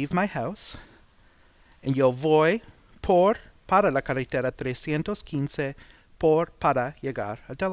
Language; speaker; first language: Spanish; non-native, fluent; English